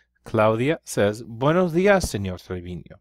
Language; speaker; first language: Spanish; non-native, fluent; English